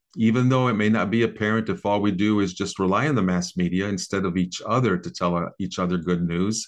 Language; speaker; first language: English; native; English